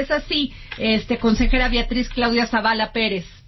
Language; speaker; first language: Spanish; native; Spanish